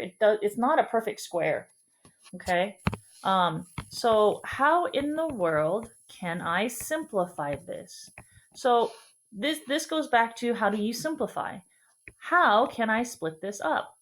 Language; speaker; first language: English; native; English